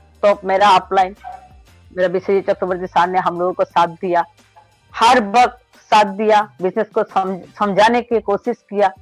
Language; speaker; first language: Hindi; non-native, local second language; Bangla